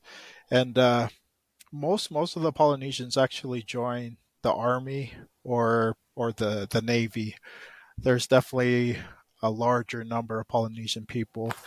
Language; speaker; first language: English; native; English